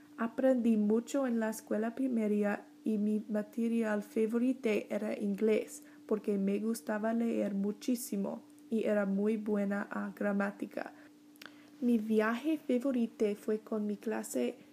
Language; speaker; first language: Spanish; non-native, learner; English